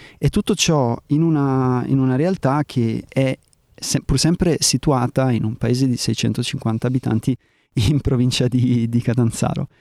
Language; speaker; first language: Italian; early bilingual, heritage; Italian